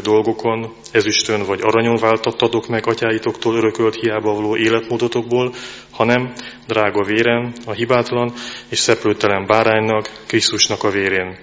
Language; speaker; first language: Hungarian; native; Hungarian